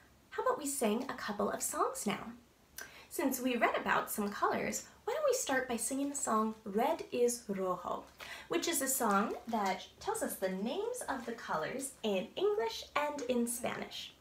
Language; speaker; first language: English; native; English